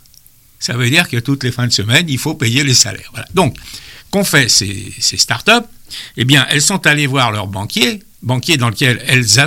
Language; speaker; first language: French; native; French